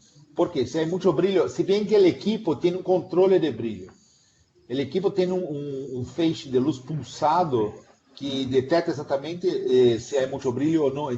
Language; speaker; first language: Spanish; non-native, fluent; Portuguese